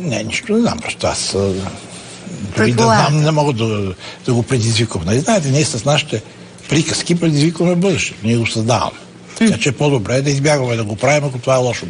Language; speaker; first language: Bulgarian; native; Bulgarian